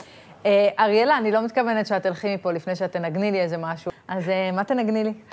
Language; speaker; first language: Hebrew; native; Hebrew